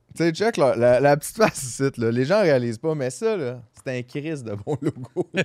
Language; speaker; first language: French; native; French